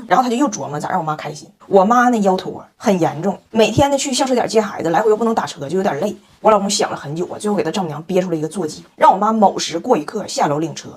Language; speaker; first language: Chinese; native; Chinese